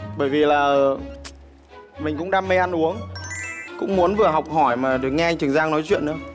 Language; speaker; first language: Vietnamese; non-native, local second language; Muong